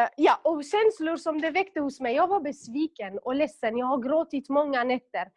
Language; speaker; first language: Swedish; non-native, local second language; Kurdish